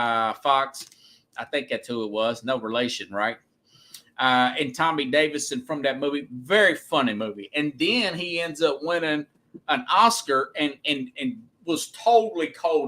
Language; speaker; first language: English; native; English